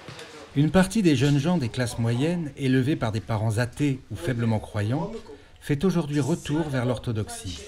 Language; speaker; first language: French; native; French